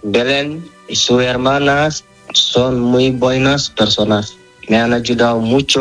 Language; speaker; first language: Spanish; non-native, learner; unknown